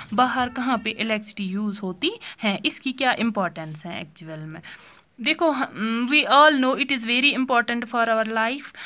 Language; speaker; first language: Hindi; non-native, local second language; Kashmiri